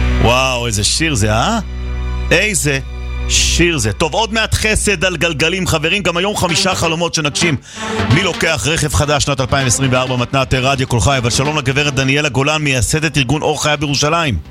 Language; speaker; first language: Hebrew; native; Hebrew